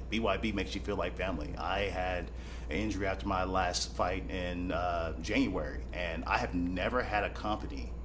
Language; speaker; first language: English; native; English